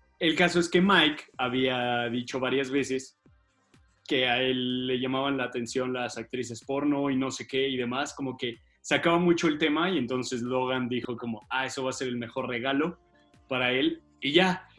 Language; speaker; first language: Spanish; native; Spanish